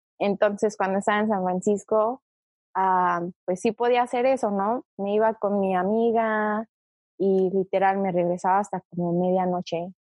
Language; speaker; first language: Spanish; early bilingual, other home language; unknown